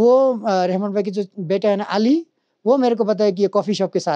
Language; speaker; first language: Hindi; non-native, fluent; Bangla